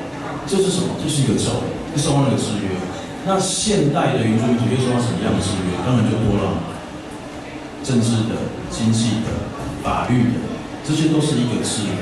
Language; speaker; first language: Chinese; native; Chinese